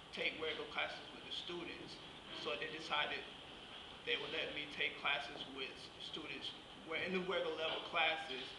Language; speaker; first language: English; native; English